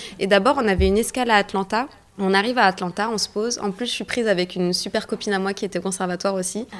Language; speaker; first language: French; early bilingual, other home language; Arabic